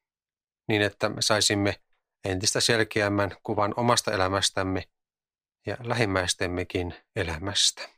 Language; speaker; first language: Finnish; native; Finnish